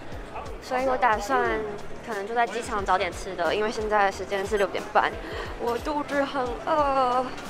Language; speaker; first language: Chinese; early bilingual, heritage; Chinese